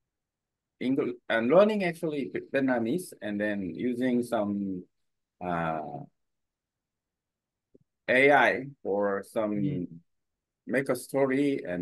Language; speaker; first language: English; non-native, learner; Korean